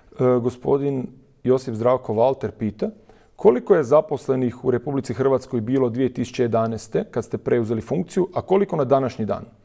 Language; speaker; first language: Croatian; native; Croatian